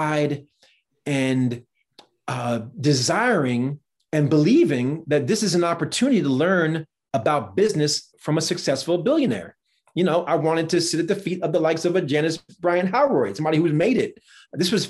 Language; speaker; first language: English; native; English